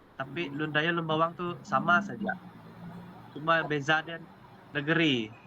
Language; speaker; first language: Malay; non-native, local second language; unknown